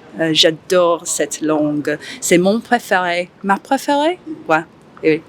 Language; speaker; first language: French; non-native, learner; English